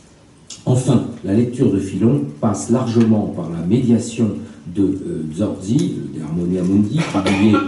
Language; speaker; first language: French; native; French